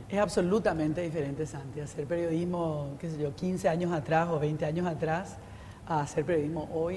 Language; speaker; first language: Spanish; native; Spanish